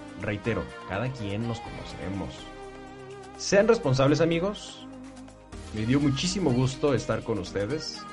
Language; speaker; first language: Spanish; native; Spanish